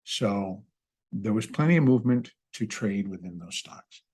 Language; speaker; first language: English; native; English